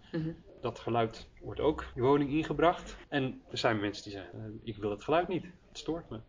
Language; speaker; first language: Dutch; early bilingual, heritage; Dutch